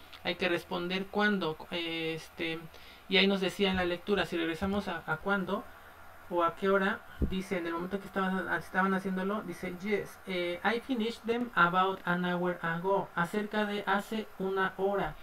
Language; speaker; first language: Spanish; native; Spanish